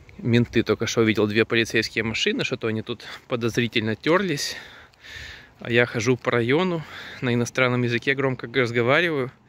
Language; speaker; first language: Russian; native; Russian